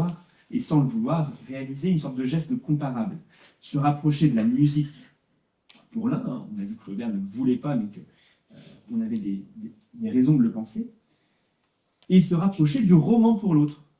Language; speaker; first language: French; native; French